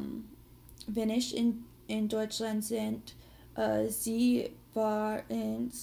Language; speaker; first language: German; non-native, learner; English